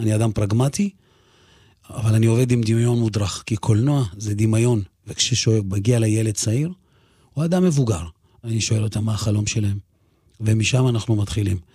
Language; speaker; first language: Hebrew; early bilingual, other home language; Russian